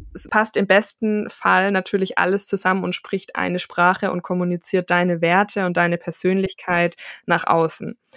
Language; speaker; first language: German; native; German